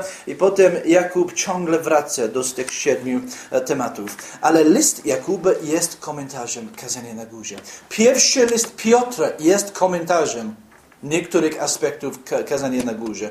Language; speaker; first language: Polish; non-native, fluent; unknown